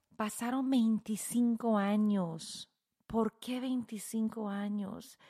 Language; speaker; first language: Spanish; early bilingual, heritage; Spanish